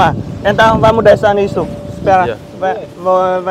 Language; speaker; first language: Portuguese; non-native, learner; Vietnamese